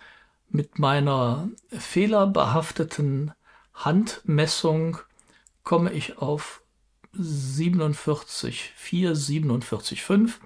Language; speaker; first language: German; native; German